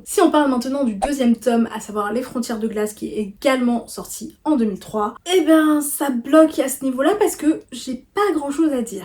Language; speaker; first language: French; native; French